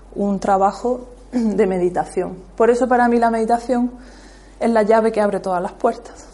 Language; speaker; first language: Spanish; native; Spanish